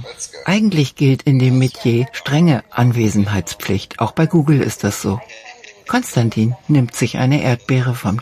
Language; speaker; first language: German; native; German